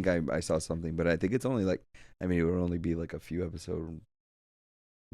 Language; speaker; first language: English; native; English